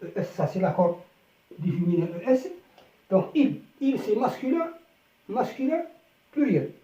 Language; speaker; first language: French; non-native, local second language; Arabic